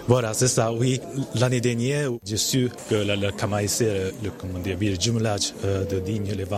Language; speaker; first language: French; non-native, fluent; Japanese